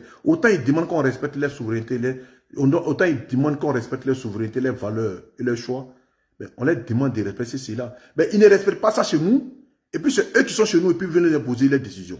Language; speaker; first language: French; native; French